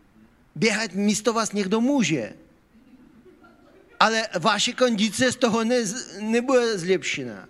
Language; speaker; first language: Czech; non-native, fluent; Ukrainian